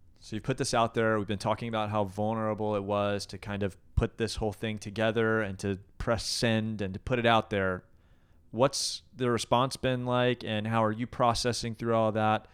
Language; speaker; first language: English; native; English